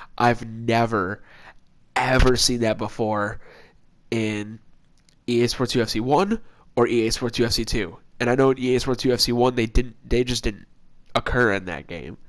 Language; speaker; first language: English; native; English